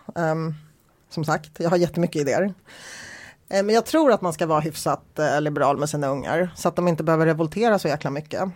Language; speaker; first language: Swedish; early bilingual, other home language; Polish